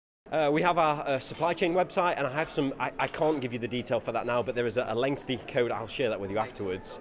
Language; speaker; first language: English; native; English